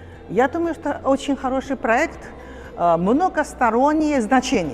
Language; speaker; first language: Russian; non-native, fluent; Chinese